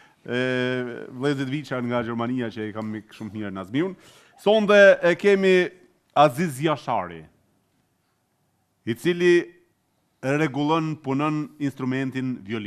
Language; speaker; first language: Albanian; native; Albanian